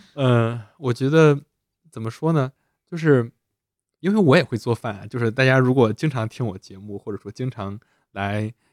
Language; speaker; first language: Chinese; native; Chinese